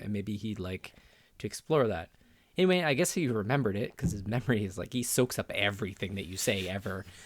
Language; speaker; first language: English; native; English